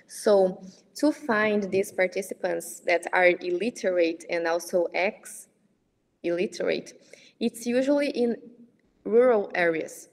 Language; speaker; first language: English; non-native, fluent; Portuguese